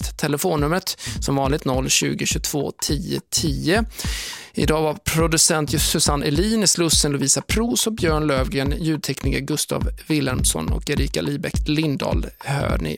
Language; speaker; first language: Swedish; native; Swedish